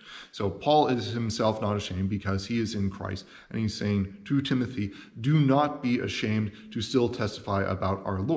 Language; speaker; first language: English; native; English